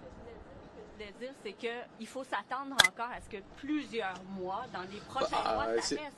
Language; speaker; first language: French; native; French